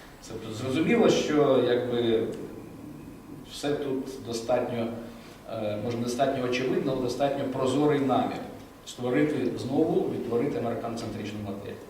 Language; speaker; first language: Ukrainian; native; Ukrainian